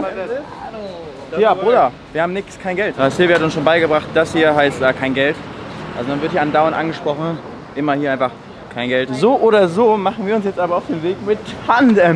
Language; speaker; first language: German; native; German